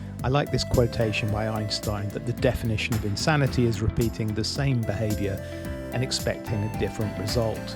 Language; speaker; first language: English; native; English